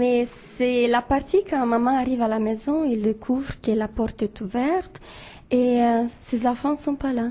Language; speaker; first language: French; non-native, fluent; Romanian